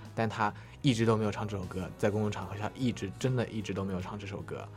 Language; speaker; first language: Chinese; native; Chinese